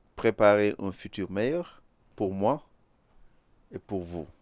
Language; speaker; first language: French; non-native, local second language; Wolof